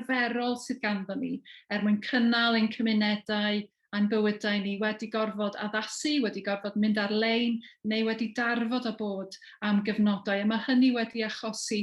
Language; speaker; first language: Welsh; native; Welsh